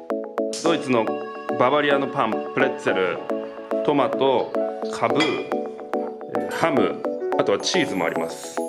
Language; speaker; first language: Japanese; native; Japanese